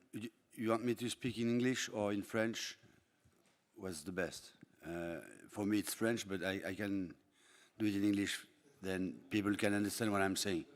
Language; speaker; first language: English; non-native, fluent; French